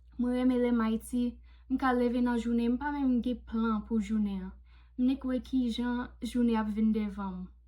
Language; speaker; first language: Haitian Creole; non-native, fluent; English